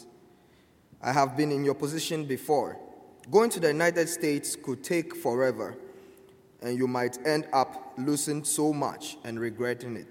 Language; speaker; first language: English; non-native, local second language; Akan